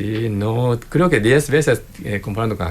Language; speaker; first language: Spanish; non-native, learner; Japanese